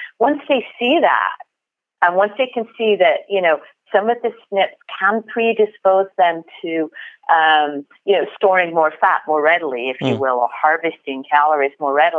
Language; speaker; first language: English; native; English